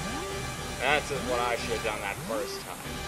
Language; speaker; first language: English; native; English